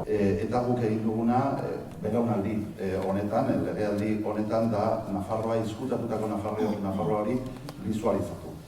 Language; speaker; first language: Basque; non-native, local second language; Spanish